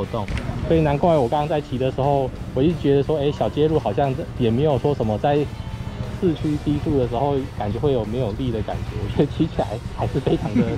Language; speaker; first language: Chinese; native; Chinese